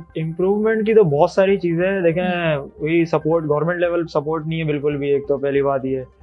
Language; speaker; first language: Urdu; native; Urdu